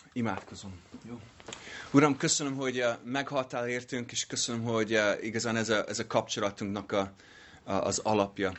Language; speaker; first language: Hungarian; non-native, learner; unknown